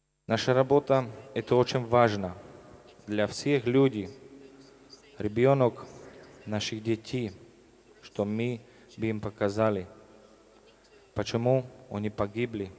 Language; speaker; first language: Russian; non-native, learner; Slovak